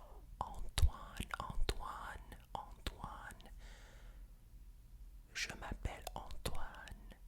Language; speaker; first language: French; non-native, fluent; English